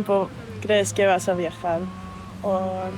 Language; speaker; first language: Spanish; non-native, learner; English